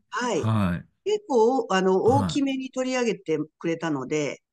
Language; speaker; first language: Japanese; native; Japanese